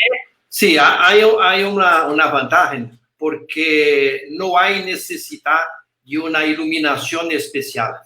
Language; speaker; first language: Spanish; non-native, learner; Portuguese